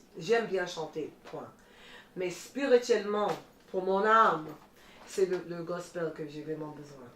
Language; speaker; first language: French; non-native, fluent; English